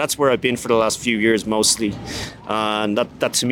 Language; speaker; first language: English; native; English